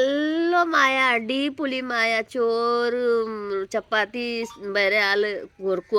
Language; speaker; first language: Malayalam; non-native, learner; Hindi